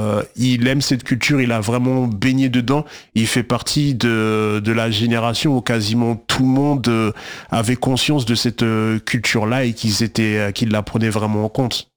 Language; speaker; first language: French; native; French